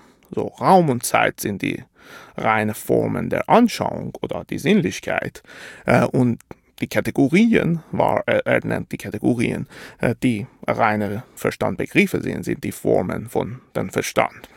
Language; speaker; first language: German; non-native, fluent; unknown